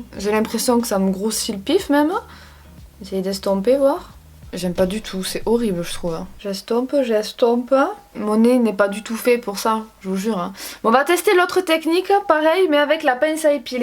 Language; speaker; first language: French; native; French